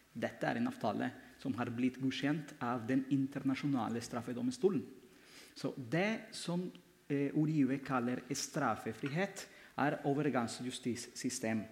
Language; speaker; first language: Norwegian; non-native, fluent; Spanish